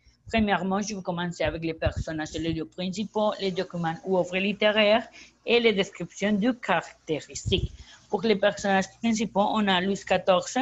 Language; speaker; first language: French; non-native, learner; Spanish